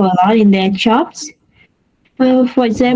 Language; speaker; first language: English; non-native, learner; Vietnamese